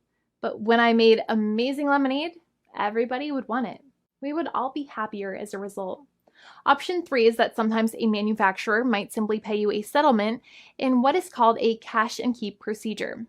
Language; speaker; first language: English; native; English